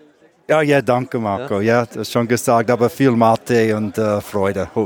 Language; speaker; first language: German; non-native, learner; English